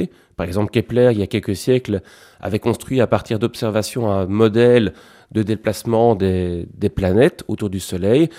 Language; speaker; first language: French; native; French